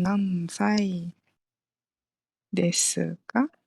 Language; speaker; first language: Japanese; non-native, fluent; Malay